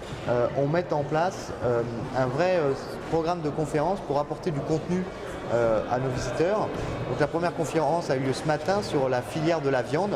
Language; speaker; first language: French; native; French